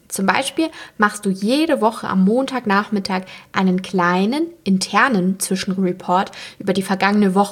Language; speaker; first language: German; native; German